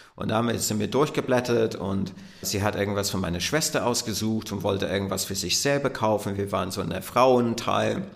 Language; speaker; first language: German; non-native, fluent; English